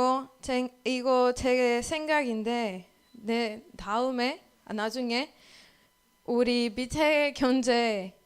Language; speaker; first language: Korean; non-native, learner; Spanish